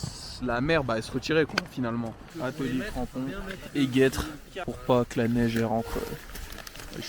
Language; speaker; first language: French; native; French